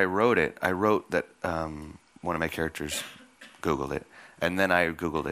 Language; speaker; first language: English; native; English